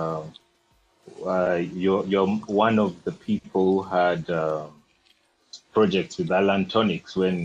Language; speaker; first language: English; non-native, local second language; Ganda